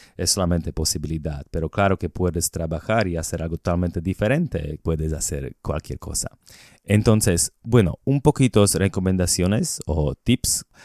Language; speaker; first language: Spanish; non-native, fluent; Slovak